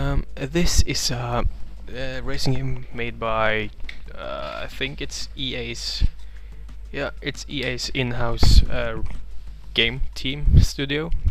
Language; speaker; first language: English; non-native, fluent; Norwegian